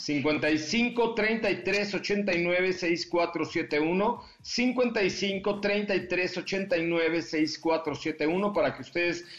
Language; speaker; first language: Spanish; native; Spanish